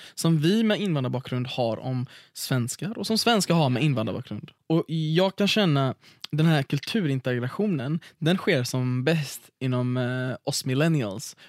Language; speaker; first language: Swedish; early bilingual, other home language; Arabic